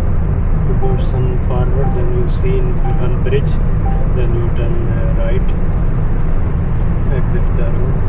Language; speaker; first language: English; non-native, learner; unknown